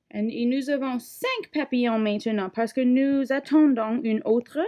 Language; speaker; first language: French; non-native, learner; English